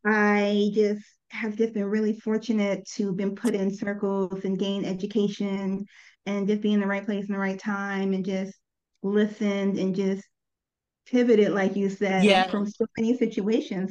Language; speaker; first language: English; native; English